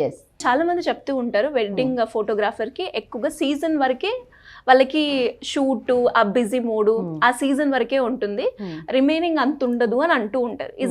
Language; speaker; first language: Telugu; native; Telugu